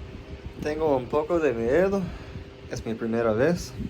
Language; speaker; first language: Spanish; non-native, learner; English